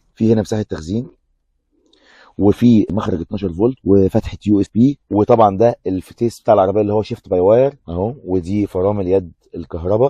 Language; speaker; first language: Arabic; native; Arabic